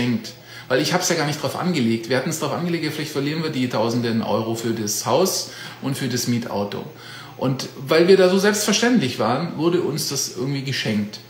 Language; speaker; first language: German; native; German